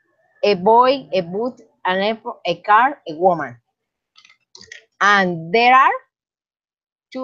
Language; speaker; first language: English; non-native, learner; Spanish